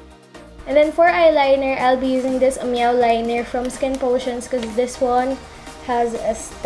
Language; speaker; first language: English; non-native, local second language; Filipino